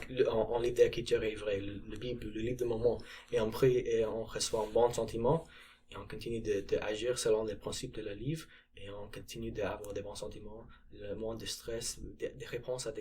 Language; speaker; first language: French; non-native, learner; English